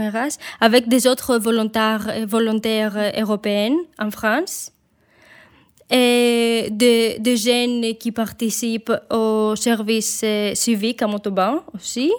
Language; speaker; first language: French; non-native, fluent; Greek